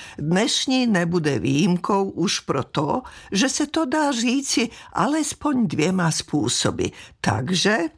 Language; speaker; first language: Czech; non-native, fluent; Serbian